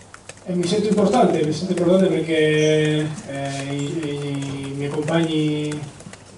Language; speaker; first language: Italian; non-native, fluent; Spanish